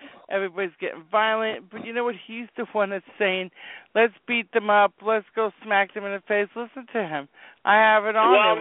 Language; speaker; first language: English; native; English